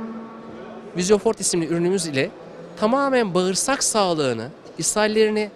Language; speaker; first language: Turkish; native; Turkish